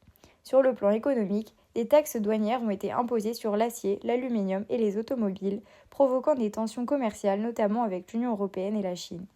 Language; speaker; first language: French; native; French